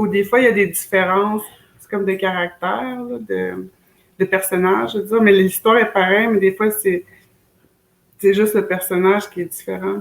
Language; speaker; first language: French; native; French